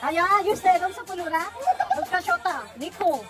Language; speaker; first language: Swedish; non-native, learner; Filipino